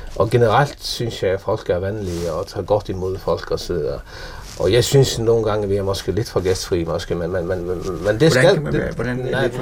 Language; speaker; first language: Danish; non-native, local second language; Faroese